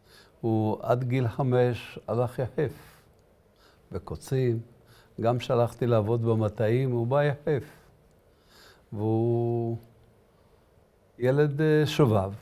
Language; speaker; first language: Hebrew; early bilingual, other home language; Arabic